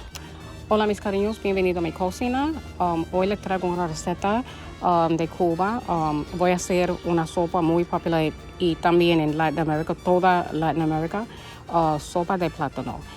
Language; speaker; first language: Spanish; early bilingual, heritage; Spanish